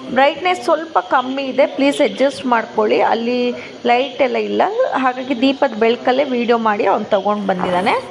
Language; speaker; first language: Kannada; non-native, local second language; Tulu